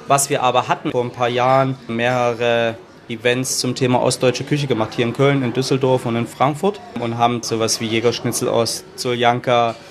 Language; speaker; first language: German; native; German